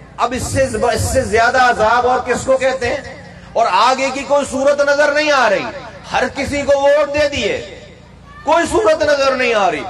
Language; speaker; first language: Urdu; native; Urdu